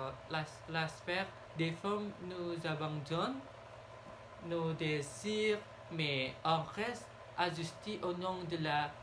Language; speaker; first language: French; non-native, learner; Indonesian